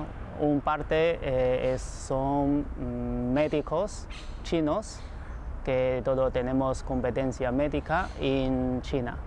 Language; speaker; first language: Spanish; non-native, fluent; Chinese